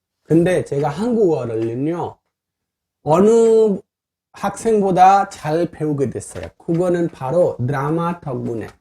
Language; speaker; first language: Korean; non-native, fluent; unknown